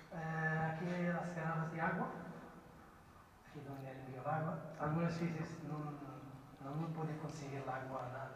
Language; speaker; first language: Spanish; non-native, learner; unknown